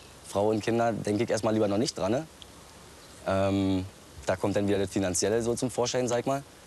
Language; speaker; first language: German; native; German